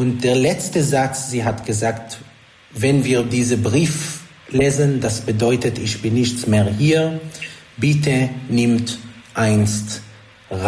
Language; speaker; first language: German; non-native, learner; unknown